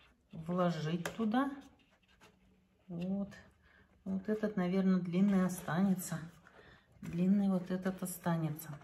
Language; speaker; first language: Russian; native; Russian